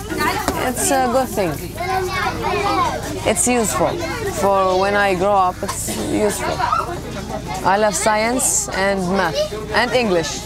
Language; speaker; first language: English; non-native, learner; Arabic